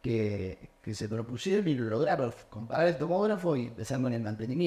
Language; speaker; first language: Spanish; native; Spanish